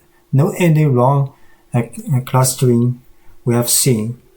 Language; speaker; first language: English; non-native, fluent; Chinese